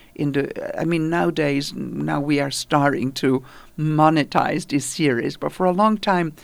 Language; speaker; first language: English; non-native, fluent; Italian